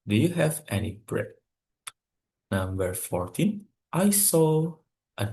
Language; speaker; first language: English; non-native, fluent; Indonesian